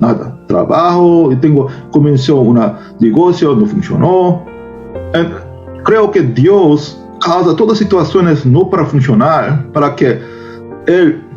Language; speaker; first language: Spanish; non-native, learner; Korean